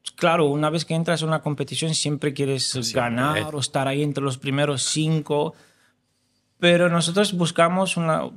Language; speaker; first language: Spanish; non-native, fluent; Romanian